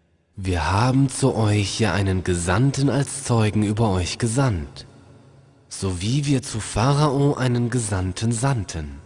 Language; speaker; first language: German; native; German